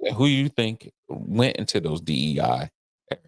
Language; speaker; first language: English; native; English